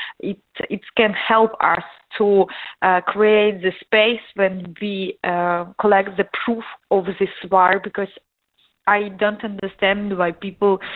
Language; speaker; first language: English; non-native, learner; Ukrainian